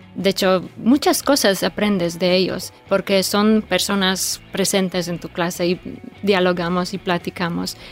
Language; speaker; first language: Spanish; non-native, fluent; Polish